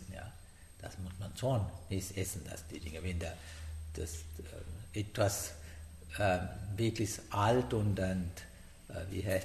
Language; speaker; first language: German; non-native, learner; Sinhala